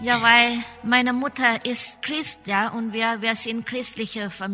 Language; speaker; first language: German; non-native, learner; Thai